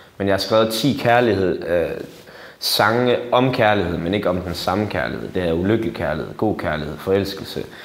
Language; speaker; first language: Danish; native; Danish